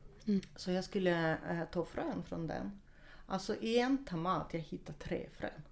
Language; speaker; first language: Swedish; non-native, fluent; Russian